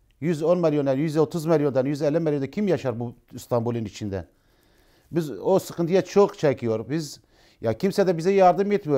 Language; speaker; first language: Turkish; non-native, learner; Arabic